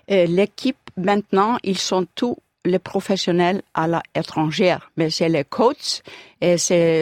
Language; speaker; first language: French; non-native, learner; Icelandic